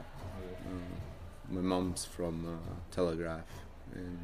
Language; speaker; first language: English; native; English